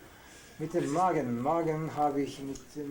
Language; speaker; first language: German; non-native, learner; Korean